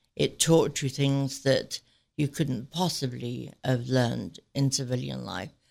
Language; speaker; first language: English; native; English